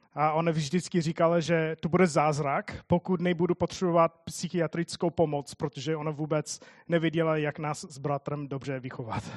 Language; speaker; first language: Czech; non-native, fluent; English